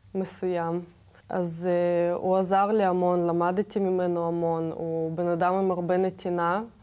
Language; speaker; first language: Hebrew; non-native, fluent; Kazakh